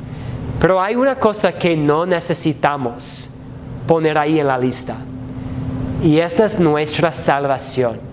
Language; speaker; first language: Spanish; non-native, fluent; English